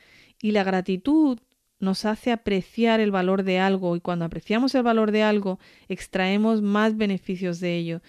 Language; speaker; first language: Spanish; native; Spanish